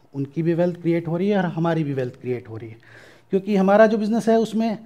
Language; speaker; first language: Hindi; native; Hindi